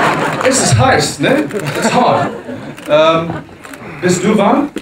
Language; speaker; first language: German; non-native, learner; English